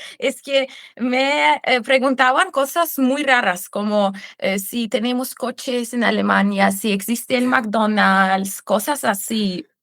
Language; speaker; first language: Spanish; non-native, fluent; Russian